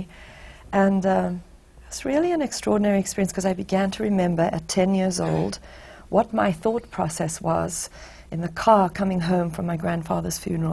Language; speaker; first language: English; native; English